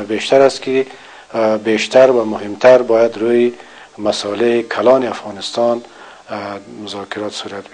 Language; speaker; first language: Persian; native; Persian